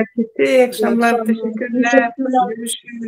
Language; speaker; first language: Turkish; non-native, learner; Russian